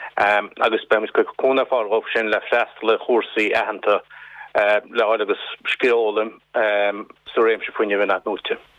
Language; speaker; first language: Irish; native; Irish